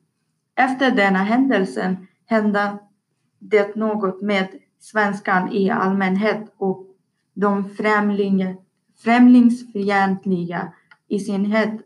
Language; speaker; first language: Swedish; non-native, learner; Persian